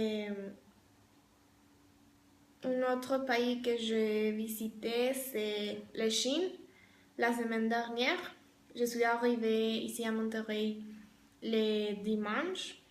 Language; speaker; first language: French; non-native, learner; Spanish